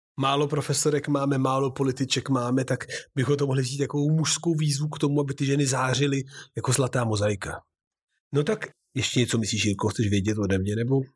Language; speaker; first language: Czech; native; Czech